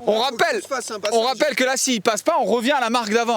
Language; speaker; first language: French; native; French